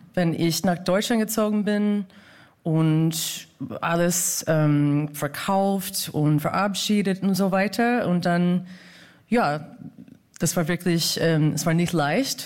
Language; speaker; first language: German; non-native, fluent; English